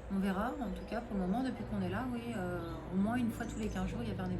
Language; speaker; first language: French; native; French